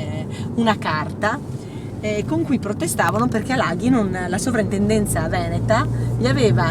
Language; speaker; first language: Italian; native; Italian